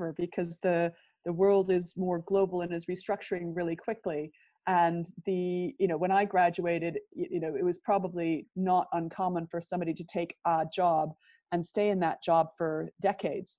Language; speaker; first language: English; native; English